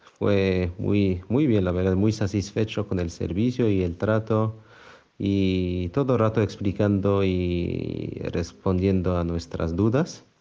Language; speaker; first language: Spanish; non-native, fluent; Arabic